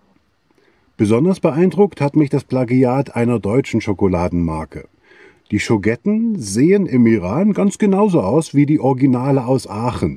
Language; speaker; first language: German; native; German